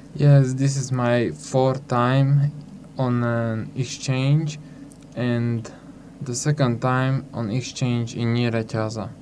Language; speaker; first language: English; non-native, learner; Hungarian